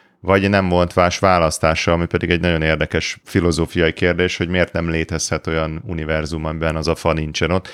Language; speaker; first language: Hungarian; native; Hungarian